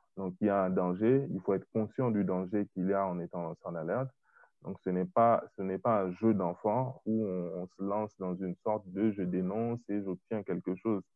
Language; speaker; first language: French; non-native, local second language; Lingala